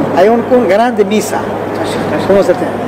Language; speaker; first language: Spanish; non-native, learner; Arabic